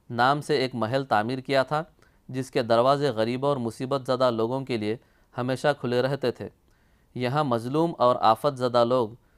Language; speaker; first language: Urdu; native; Urdu